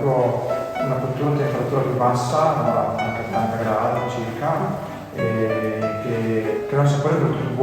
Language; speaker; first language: Italian; native; Italian